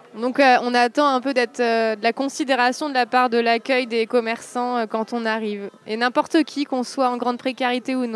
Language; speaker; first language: French; native; French